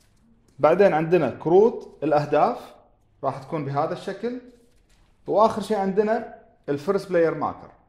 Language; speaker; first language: Arabic; native; Arabic